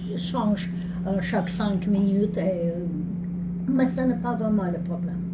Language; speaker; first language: French; non-native, learner; English